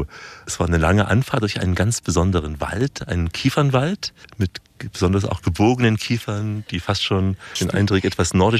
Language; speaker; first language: German; native; German